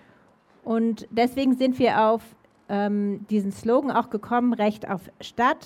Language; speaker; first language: German; native; German